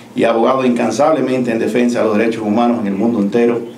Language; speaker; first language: Spanish; native; Spanish